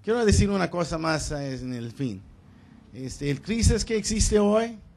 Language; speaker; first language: Spanish; early bilingual, other home language; English